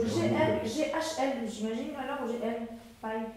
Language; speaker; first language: French; non-native, fluent; Arabic